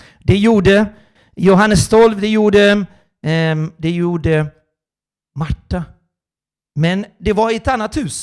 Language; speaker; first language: Swedish; non-native, fluent; Portuguese